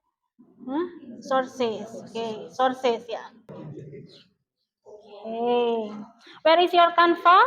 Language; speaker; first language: English; non-native, learner; Indonesian